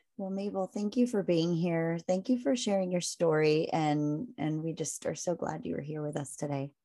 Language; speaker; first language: English; native; English